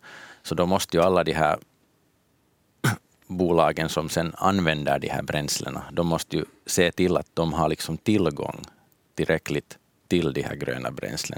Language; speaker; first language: Swedish; native; Swedish